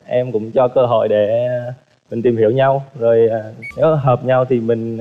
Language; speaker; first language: Vietnamese; native; Vietnamese